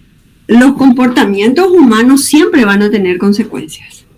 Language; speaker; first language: Spanish; native; Spanish